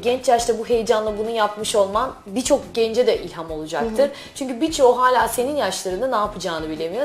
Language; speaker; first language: Turkish; native; Turkish